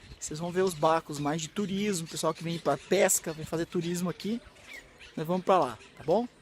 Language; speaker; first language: Portuguese; native; Portuguese